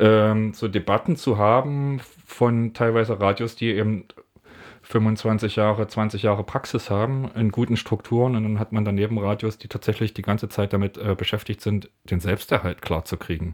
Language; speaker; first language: German; native; German